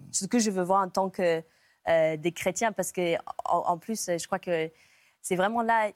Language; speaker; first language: French; non-native, fluent; English